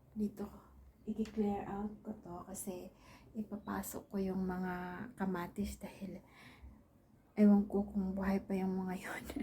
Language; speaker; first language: Filipino; non-native, local second language; Waray